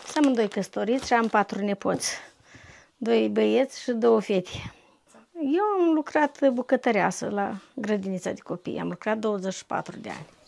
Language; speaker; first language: Romanian; native; Romanian